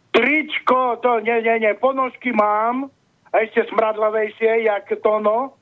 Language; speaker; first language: Slovak; native; Slovak